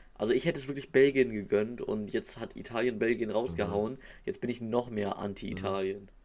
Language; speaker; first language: German; native; German